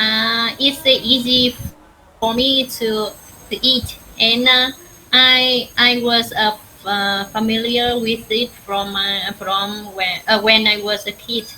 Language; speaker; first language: English; non-native, learner; Vietnamese